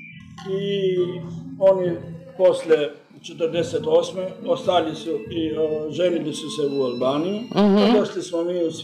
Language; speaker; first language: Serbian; early bilingual, heritage; Serbian